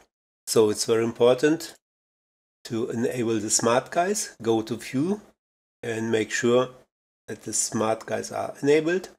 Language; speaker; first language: English; non-native, fluent; German